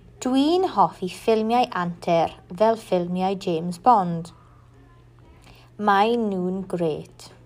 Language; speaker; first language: Welsh; non-native, learner; English